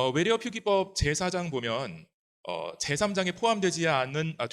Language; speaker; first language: Korean; non-native, fluent; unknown